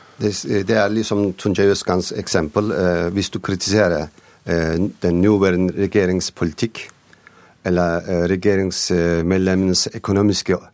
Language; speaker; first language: Norwegian; non-native, learner; Turkish